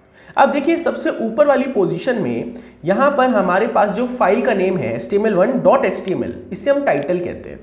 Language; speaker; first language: Hindi; native; Hindi